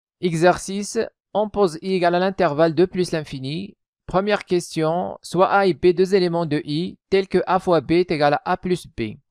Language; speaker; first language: French; non-native, local second language; Arabic